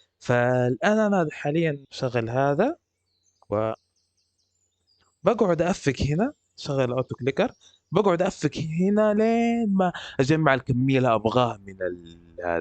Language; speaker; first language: Arabic; native; Arabic